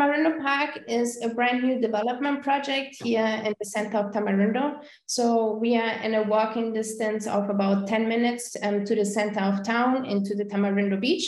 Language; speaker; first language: English; non-native, fluent; German